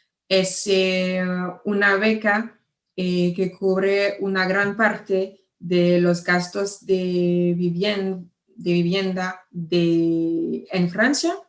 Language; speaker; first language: Spanish; non-native, fluent; French